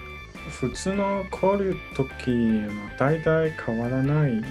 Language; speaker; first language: Japanese; non-native, learner; Chinese